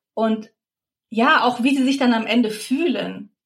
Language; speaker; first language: German; early bilingual, other home language; Russian